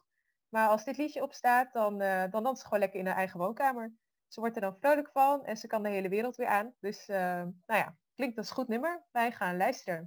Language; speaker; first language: Dutch; native; Dutch